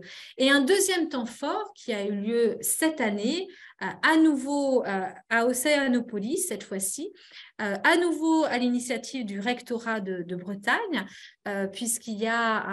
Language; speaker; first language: French; native; French